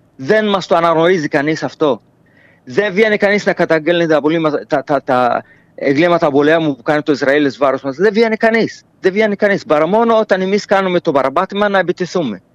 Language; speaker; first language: Greek; non-native, fluent; Arabic